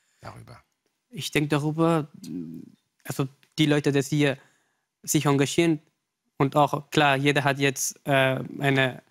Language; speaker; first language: German; non-native, learner; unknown